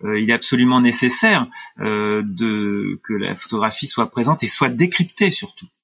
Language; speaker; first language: French; native; French